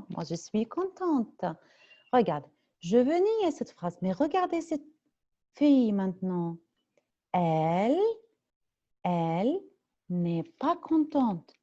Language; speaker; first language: French; non-native, fluent; Arabic